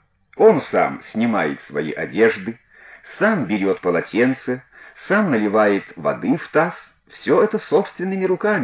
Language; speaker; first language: Russian; native; Russian